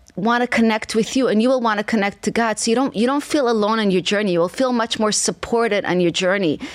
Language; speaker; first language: English; non-native, fluent; Hebrew